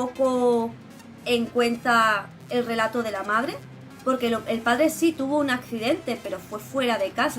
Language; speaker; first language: Spanish; native; Spanish